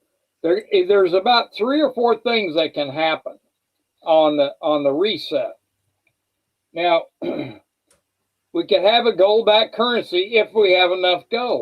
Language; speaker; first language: English; native; English